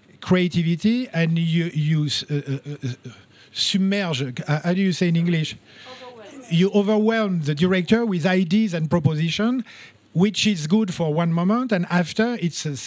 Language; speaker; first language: English; non-native, fluent; French